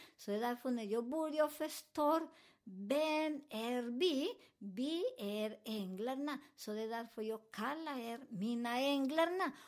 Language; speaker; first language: Swedish; non-native, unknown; Spanish